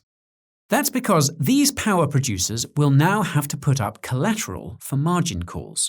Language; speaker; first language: English; native; English